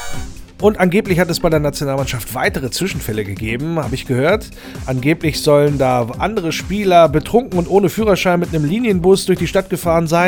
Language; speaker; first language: German; native; German